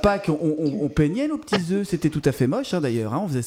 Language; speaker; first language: French; native; French